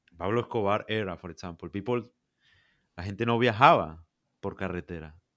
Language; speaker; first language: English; non-native, learner; Spanish